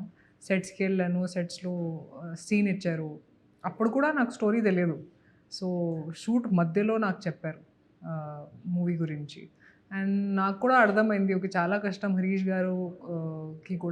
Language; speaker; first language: Telugu; non-native, local second language; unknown